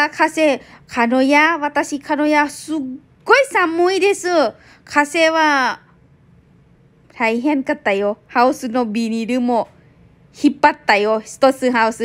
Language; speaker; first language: Japanese; non-native, learner; Thai